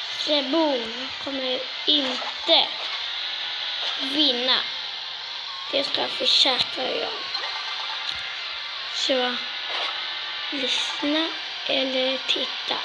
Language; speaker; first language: Swedish; native; Swedish